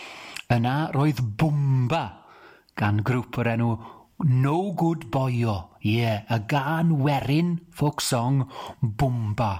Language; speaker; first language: Welsh; native; Welsh